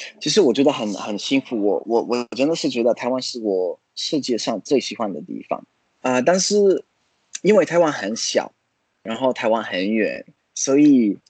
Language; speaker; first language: Chinese; non-native, fluent; Italian